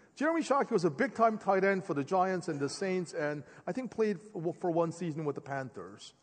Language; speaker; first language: English; native; English